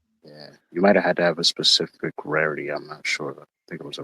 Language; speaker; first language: English; native; English